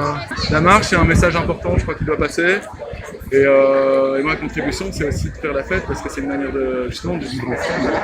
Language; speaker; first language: French; native; French